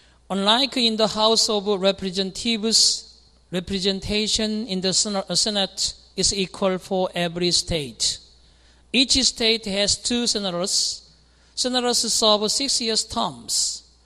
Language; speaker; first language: English; non-native, fluent; Korean